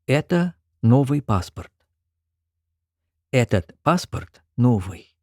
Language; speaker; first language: Russian; non-native, fluent; English